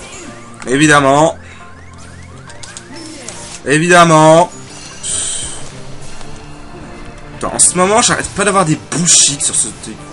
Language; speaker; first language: French; native; French